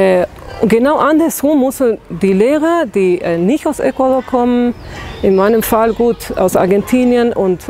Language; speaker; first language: German; non-native, fluent; Spanish